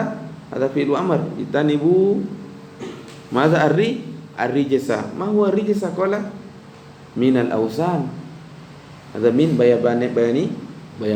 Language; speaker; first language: Arabic; non-native, fluent; Indonesian